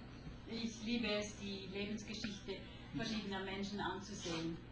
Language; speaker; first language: German; non-native, fluent; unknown